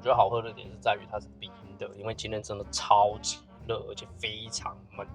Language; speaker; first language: Chinese; native; Chinese